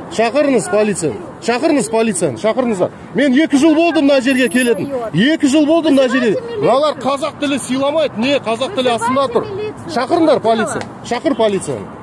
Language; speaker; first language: Kazakh; native; Kazakh